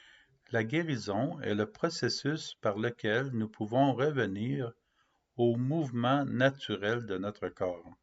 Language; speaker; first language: French; native; French